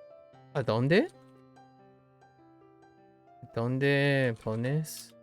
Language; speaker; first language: Spanish; non-native, learner; English